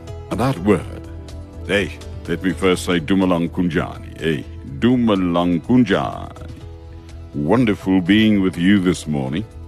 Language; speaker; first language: English; non-native, local second language; Afrikaans